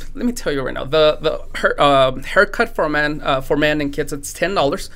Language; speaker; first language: English; non-native, fluent; Spanish